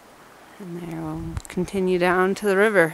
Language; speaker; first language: English; native; English